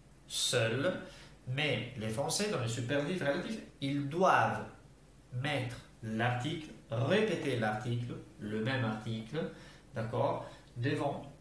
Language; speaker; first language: French; non-native, fluent; Italian